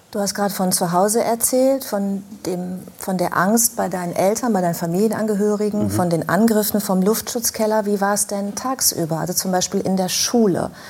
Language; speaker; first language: German; native; German